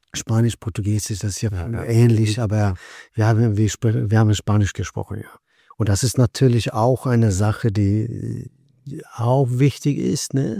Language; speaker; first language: German; non-native, fluent; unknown